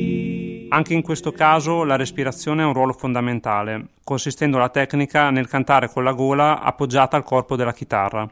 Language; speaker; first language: Italian; native; Italian